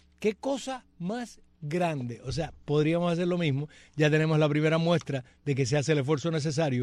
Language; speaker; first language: Spanish; native; Spanish